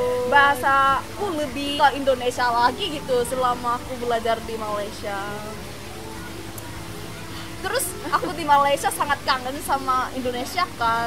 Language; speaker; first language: Indonesian; non-native, fluent; Korean